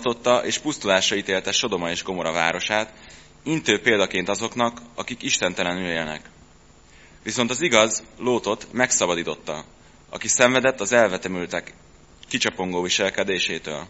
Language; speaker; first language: Hungarian; native; Hungarian